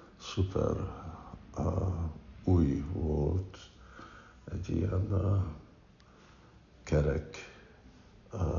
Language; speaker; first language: Hungarian; early bilingual, heritage; Hungarian